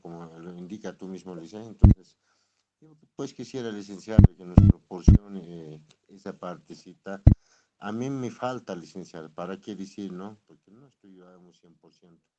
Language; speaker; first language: Spanish; non-native, local second language; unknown